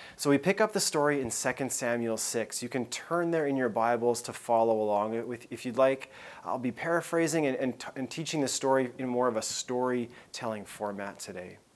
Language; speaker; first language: English; native; English